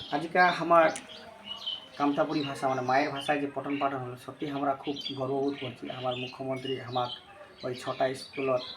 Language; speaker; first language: Bangla; non-native, local second language; Rangpuri